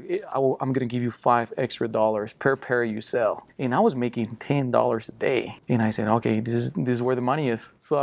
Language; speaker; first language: English; non-native, fluent; Spanish